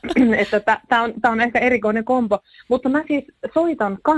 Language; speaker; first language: Finnish; native; Finnish